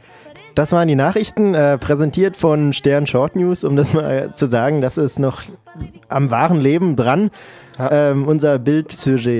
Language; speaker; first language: German; native; German